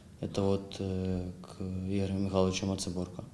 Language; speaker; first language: Russian; non-native, local second language; Ukrainian